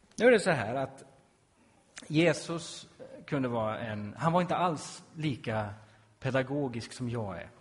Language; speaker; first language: Swedish; native; Swedish